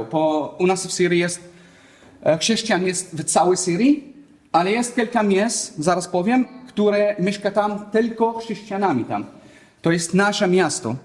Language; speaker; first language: Polish; non-native, learner; Arabic